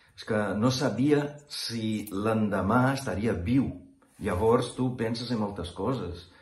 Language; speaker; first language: Catalan; non-native, fluent; Portuguese